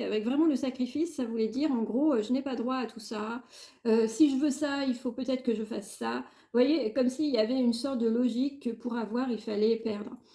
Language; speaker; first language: French; native; French